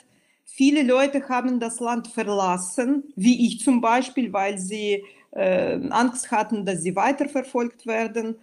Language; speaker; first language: German; non-native, fluent; Russian